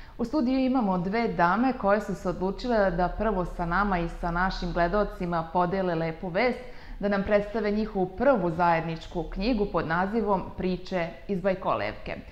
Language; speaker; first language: Serbian; native; Serbian